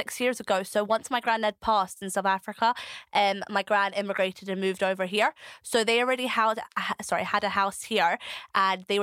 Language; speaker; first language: English; native; English